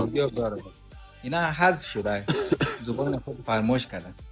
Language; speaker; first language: Persian; non-native, learner; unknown